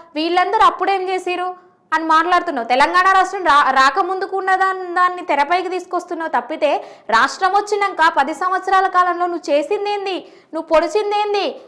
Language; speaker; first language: Telugu; native; Telugu